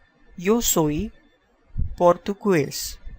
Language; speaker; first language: Spanish; non-native, fluent; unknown